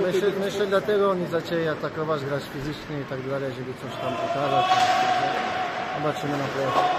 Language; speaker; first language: Polish; early bilingual, heritage; French